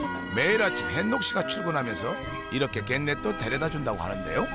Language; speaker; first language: Korean; native; Korean